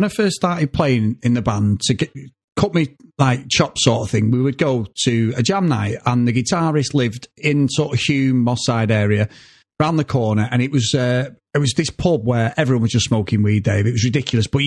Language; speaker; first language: English; native; English